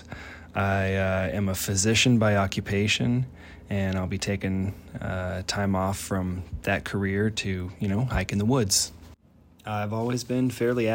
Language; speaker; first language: English; native; English